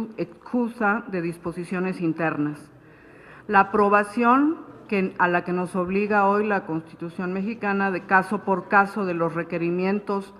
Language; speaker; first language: Spanish; native; Spanish